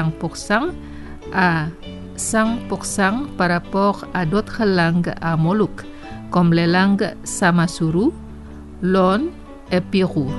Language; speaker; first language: French; non-native, fluent; Indonesian